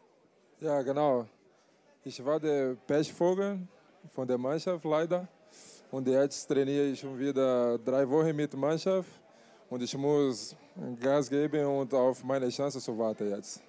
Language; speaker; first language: German; non-native, learner; Portuguese